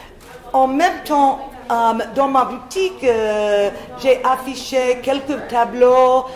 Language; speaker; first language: French; non-native, fluent; English